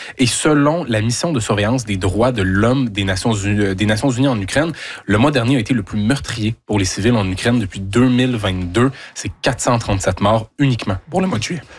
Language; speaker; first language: French; native; French